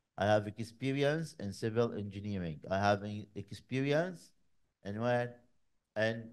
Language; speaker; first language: English; non-native, fluent; Arabic